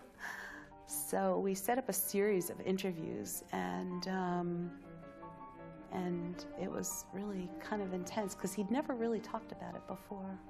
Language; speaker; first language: English; native; English